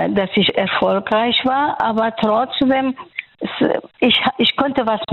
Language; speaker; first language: German; non-native, fluent; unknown